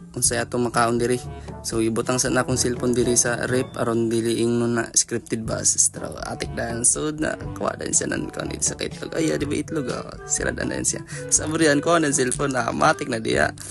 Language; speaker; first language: Cebuano; non-native, local second language; Surigaonon